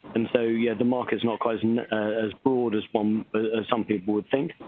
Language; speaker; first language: English; native; English